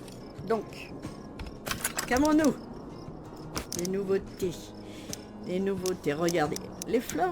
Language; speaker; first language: French; native; French